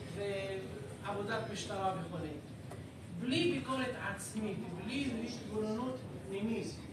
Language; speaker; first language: Hebrew; non-native, local second language; Arabic